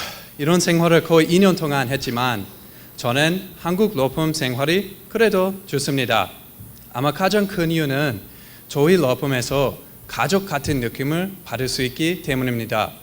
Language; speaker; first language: Korean; non-native, fluent; English